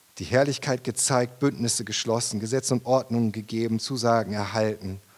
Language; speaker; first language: German; native; German